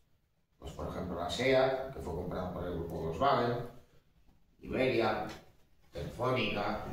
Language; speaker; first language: Spanish; native; Spanish